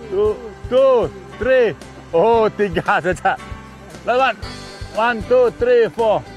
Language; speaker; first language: Malay; non-native, local second language; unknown